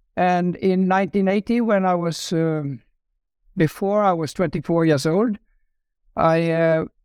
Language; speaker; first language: English; non-native, fluent; Norwegian